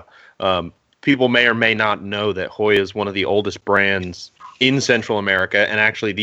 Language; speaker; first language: English; native; English